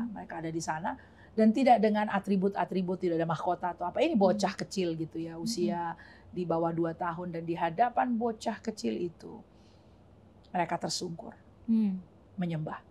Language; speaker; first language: Indonesian; native; Indonesian